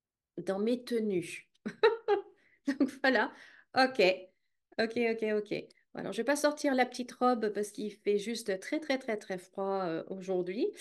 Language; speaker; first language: French; native; French